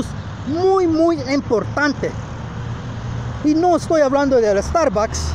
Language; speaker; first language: Spanish; early bilingual, heritage; Spanish